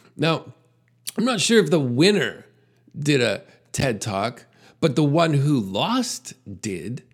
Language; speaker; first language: English; native; English